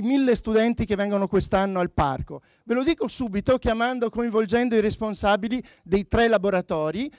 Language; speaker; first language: Italian; native; Italian